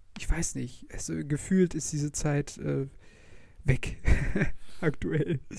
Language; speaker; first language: German; native; German